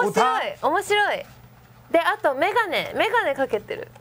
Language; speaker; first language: Japanese; non-native, learner; Chinese